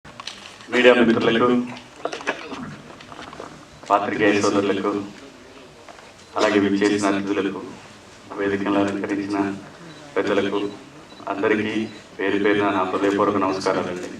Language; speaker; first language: Telugu; native; Telugu